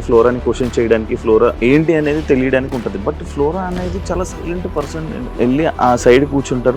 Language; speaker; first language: Telugu; native; Telugu